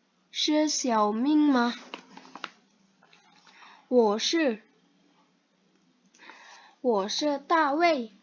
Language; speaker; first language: Chinese; non-native, learner; Indonesian